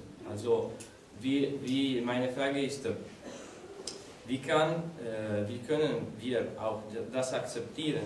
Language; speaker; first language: German; non-native, learner; Italian